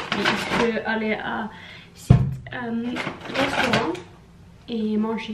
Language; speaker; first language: French; non-native, learner; Norwegian